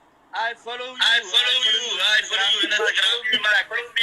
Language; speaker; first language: English; non-native, learner; Arabic